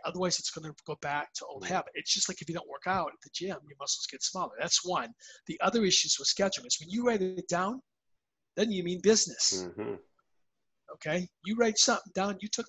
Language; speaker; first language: English; native; English